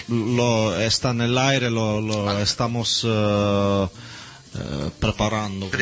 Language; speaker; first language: Spanish; non-native, learner; Italian